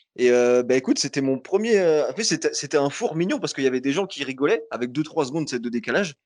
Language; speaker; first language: French; native; French